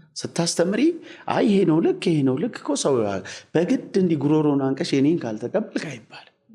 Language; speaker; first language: Amharic; native; Amharic